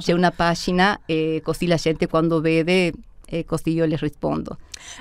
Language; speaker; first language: Italian; early bilingual, heritage; Spanish